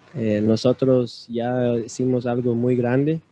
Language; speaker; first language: Spanish; early bilingual, other home language; English